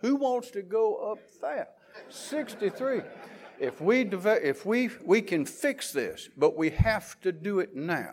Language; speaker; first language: English; native; English